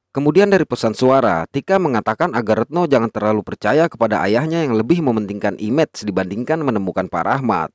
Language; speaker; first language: Indonesian; native; Indonesian